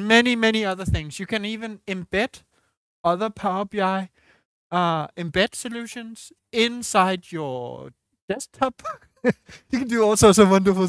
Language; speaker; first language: English; non-native, fluent; Danish